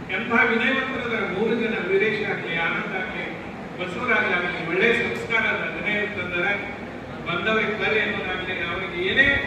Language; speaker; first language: Kannada; native; Kannada